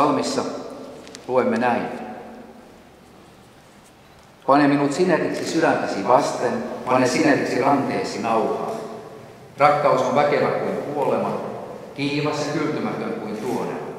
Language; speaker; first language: Finnish; native; Finnish